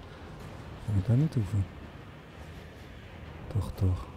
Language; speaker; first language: German; native; German